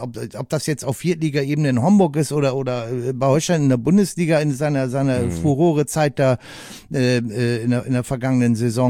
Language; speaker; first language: German; native; German